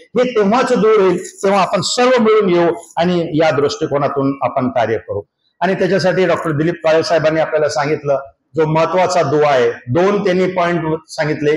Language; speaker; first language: Marathi; non-native, local second language; Urdu